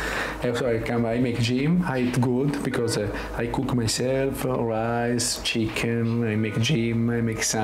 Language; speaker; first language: English; non-native, learner; Italian